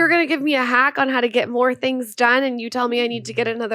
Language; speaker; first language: English; native; English